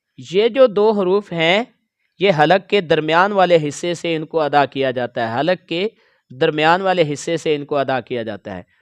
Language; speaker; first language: Urdu; native; Urdu